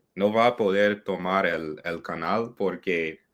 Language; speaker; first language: Spanish; non-native, learner; English